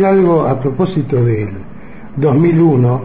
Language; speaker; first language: Spanish; native; Spanish